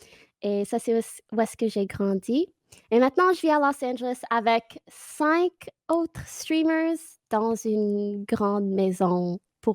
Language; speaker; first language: French; non-native, fluent; English